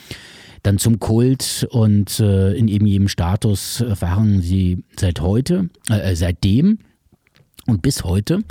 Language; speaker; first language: German; native; German